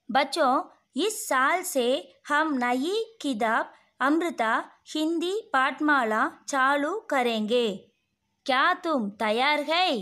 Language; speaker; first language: Hindi; non-native, local second language; Tamil